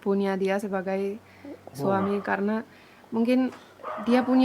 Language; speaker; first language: Indonesian; non-native, fluent; Finnish